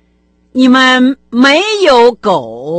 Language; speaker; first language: Chinese; non-native, fluent; Russian